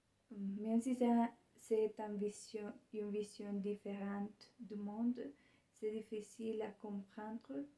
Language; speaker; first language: French; non-native, learner; Spanish